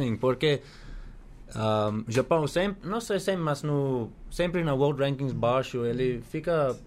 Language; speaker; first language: Portuguese; non-native, learner; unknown